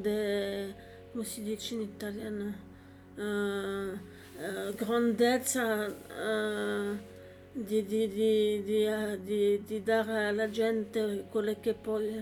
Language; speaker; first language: Italian; non-native, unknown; French